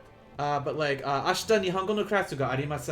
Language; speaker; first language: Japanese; non-native, learner; English